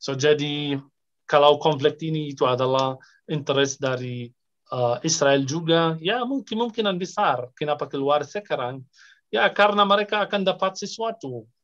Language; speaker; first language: Indonesian; non-native, fluent; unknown